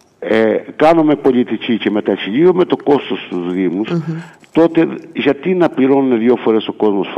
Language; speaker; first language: Greek; native; Greek